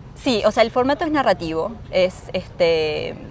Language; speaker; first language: Spanish; native; Spanish